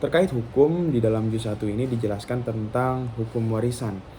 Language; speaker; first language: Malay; non-native, local second language; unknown